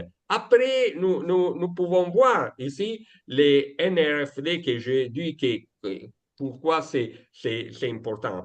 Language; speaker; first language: French; non-native, learner; Italian